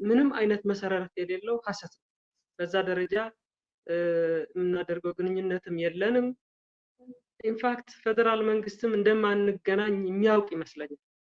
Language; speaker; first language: Amharic; non-native, local second language; Tigrinya